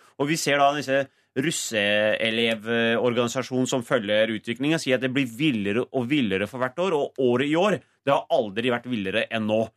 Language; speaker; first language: Norwegian; early bilingual, other home language; Urdu